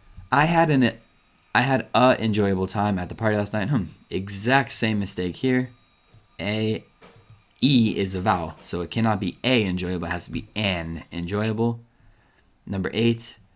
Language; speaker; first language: English; native; English